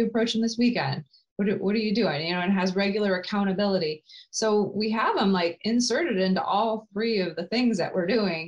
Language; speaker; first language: English; native; English